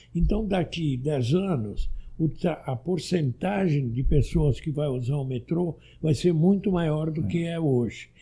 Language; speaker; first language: Portuguese; early bilingual, other home language; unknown